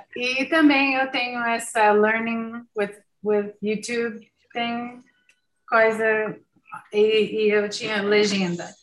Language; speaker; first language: Portuguese; non-native, learner; English